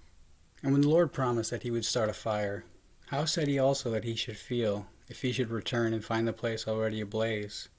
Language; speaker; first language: English; native; English